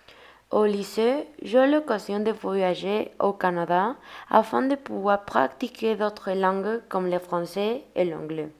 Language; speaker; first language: French; non-native, learner; Spanish